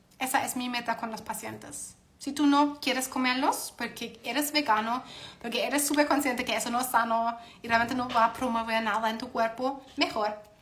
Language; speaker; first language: Spanish; non-native, fluent; German